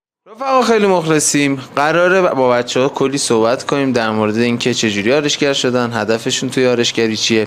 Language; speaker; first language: Persian; native; Persian